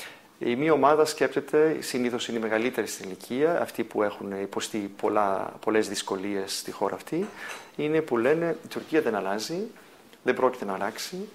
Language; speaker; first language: Greek; native; Greek